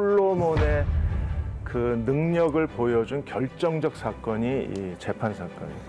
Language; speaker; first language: Korean; native; Korean